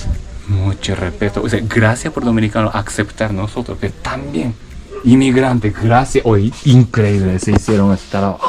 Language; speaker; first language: Spanish; non-native, learner; Japanese